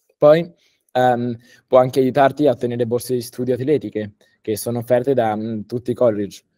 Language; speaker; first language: Italian; early bilingual, heritage; Italian